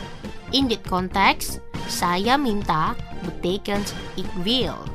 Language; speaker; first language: Dutch; non-native, fluent; Indonesian